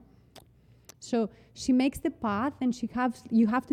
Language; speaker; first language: English; non-native, fluent; Greek